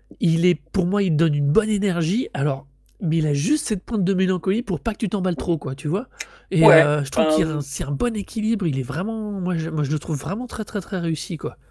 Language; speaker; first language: French; native; French